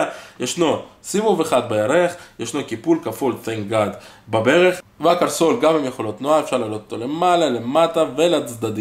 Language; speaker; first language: Hebrew; native; Hebrew